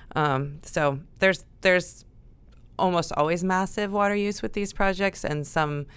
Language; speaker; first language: English; native; English